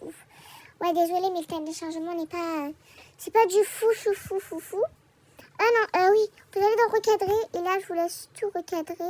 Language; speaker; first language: French; native; French